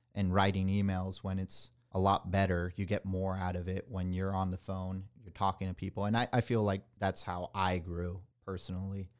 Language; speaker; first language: English; early bilingual, other home language; Spanish